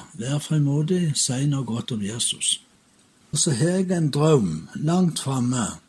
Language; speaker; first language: Norwegian; native; Norwegian